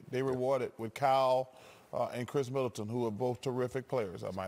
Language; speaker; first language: English; native; English